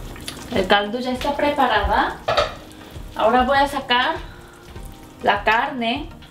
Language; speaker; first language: Spanish; non-native, fluent; Korean